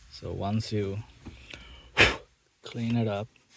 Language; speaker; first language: English; non-native, fluent; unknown